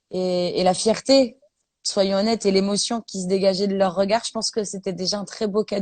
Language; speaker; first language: French; native; French